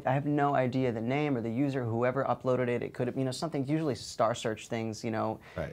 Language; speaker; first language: English; native; English